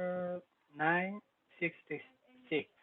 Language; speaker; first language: English; non-native, learner; Korean